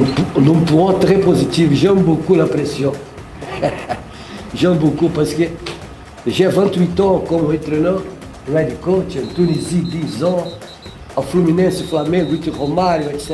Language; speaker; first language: French; non-native, fluent; Portuguese